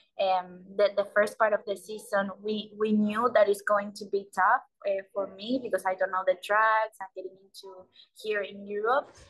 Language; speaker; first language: English; non-native, learner; Spanish